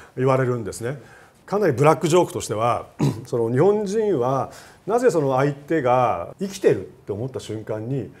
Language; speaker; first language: Japanese; native; Japanese